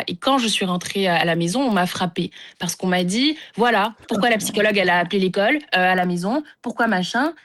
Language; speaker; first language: French; early bilingual, other home language; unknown